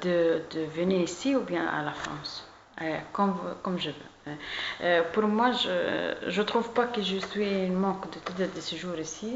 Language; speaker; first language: French; non-native, learner; Arabic